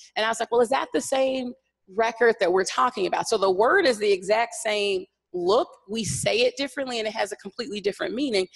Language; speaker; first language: English; native; English